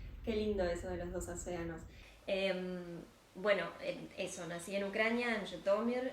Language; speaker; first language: Spanish; early bilingual, other home language; Ukrainian